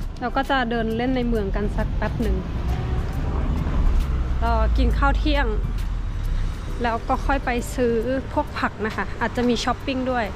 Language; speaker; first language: Thai; native; Thai